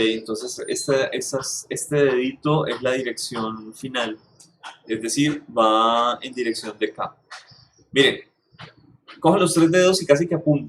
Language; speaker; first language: Spanish; native; Spanish